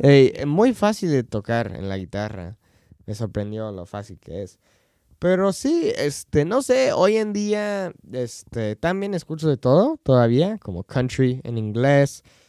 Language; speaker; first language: Spanish; non-native, fluent; English